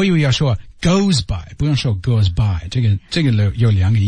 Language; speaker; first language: Chinese; non-native, learner; English